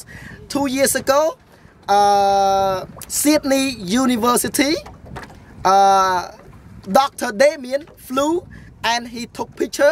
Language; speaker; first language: English; non-native, fluent; Khmer